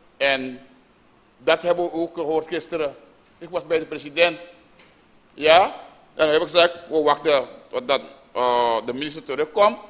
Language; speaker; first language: Dutch; native; Dutch